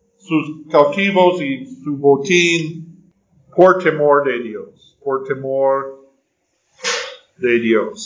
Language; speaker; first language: Spanish; non-native, fluent; English